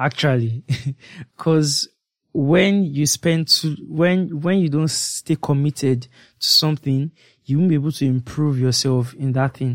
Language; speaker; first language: English; non-native, local second language; Yoruba